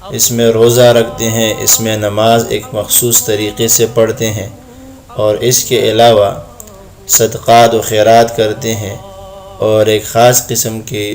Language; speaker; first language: Urdu; non-native, local second language; Pashto